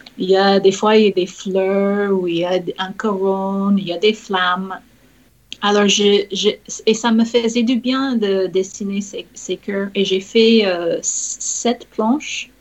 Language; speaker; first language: French; non-native, fluent; English